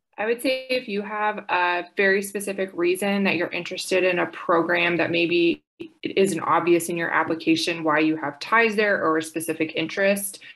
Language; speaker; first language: English; native; English